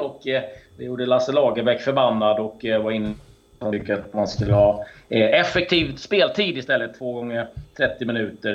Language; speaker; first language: Swedish; native; Swedish